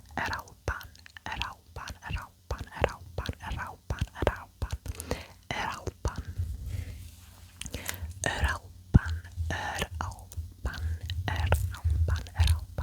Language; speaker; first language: Welsh; non-native, local second language; English